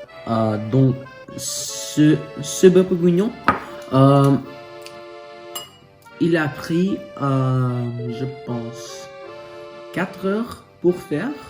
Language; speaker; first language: French; non-native, learner; English